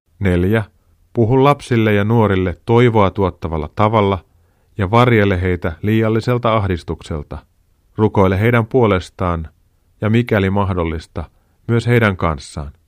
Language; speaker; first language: Finnish; native; Finnish